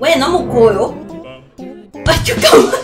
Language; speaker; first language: Korean; non-native, learner; Cantonese